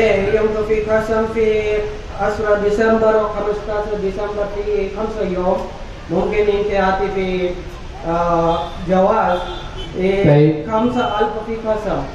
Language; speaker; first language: Arabic; non-native, learner; Urdu